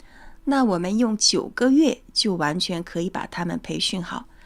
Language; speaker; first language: Chinese; native; Chinese